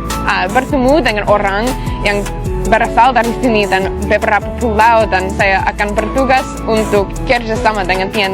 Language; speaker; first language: Indonesian; non-native, learner; English